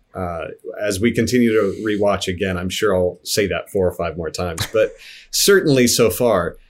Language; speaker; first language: English; native; English